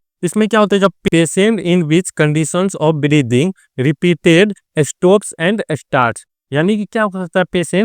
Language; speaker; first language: Hindi; native; Hindi